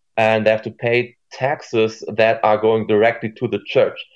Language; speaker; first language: English; non-native, fluent; German